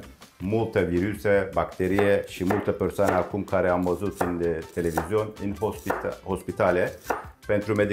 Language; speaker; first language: Romanian; non-native, learner; Turkish